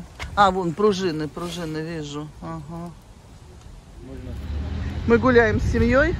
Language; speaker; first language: Russian; native; Russian